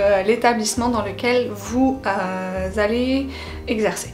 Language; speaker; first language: French; native; French